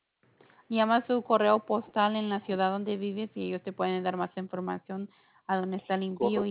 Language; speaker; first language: Spanish; early bilingual, heritage; Spanish